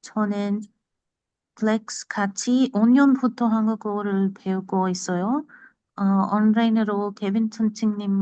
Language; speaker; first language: Korean; non-native, learner; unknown